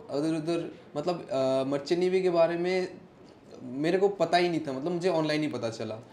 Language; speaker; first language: Hindi; non-native, local second language; Assamese